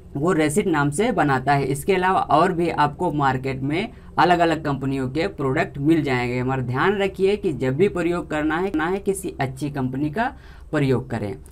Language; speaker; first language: Hindi; native; Hindi